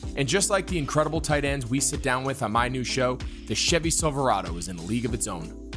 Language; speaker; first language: English; native; English